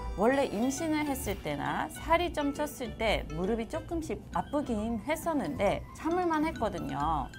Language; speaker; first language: Korean; non-native, fluent; English